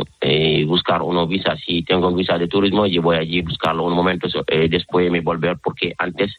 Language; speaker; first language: Spanish; non-native, learner; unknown